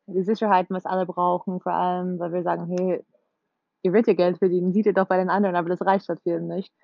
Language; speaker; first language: German; non-native, fluent; English